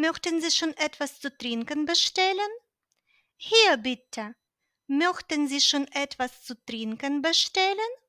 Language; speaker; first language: German; non-native, fluent; Ukrainian